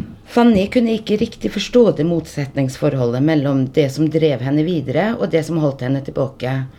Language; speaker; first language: Norwegian; early bilingual, heritage; Norwegian